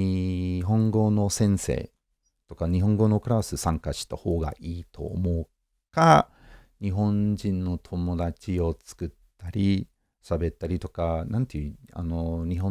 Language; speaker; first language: Japanese; non-native, fluent; English